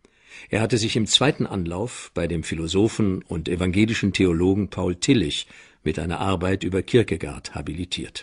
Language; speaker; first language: German; native; German